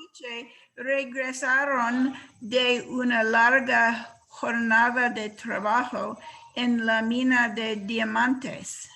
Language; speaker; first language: Spanish; non-native, learner; English